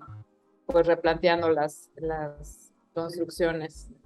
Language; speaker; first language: Spanish; native; Spanish